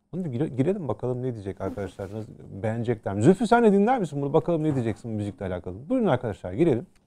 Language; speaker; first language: Turkish; native; Turkish